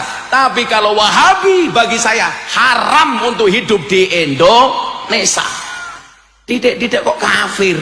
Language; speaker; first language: Indonesian; non-native, local second language; Javanese